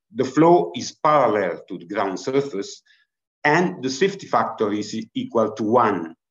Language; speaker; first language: English; non-native, fluent; Italian